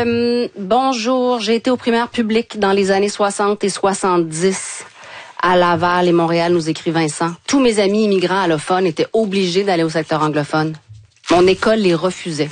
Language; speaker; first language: French; native; French